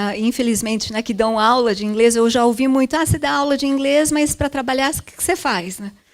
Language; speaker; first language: Portuguese; early bilingual, other home language; Japanese